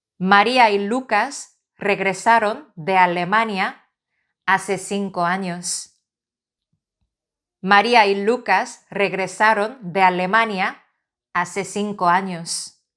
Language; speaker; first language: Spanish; non-native, fluent; Korean